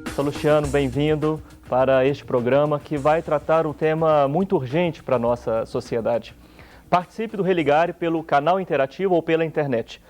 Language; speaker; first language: Portuguese; native; Portuguese